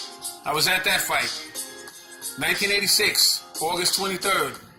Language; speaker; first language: English; native; English